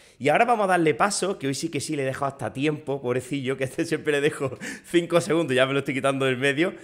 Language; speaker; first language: Spanish; native; Spanish